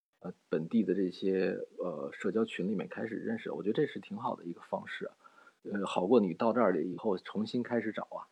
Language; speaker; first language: Chinese; native; Chinese